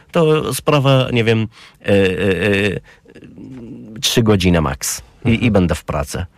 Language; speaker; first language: Polish; non-native, learner; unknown